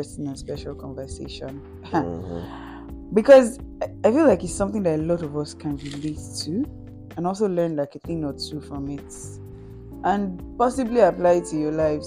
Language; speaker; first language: English; non-native, local second language; Yoruba